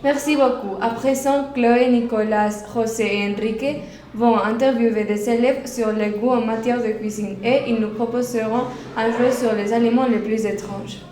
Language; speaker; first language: French; non-native, local second language; Spanish